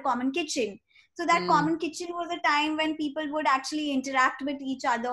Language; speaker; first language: English; non-native, local second language; Hindi